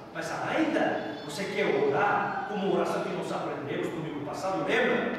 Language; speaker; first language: Portuguese; non-native, fluent; Korean